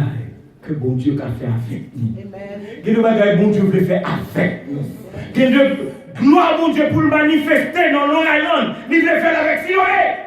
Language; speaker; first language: French; non-native, local second language; Haitian Creole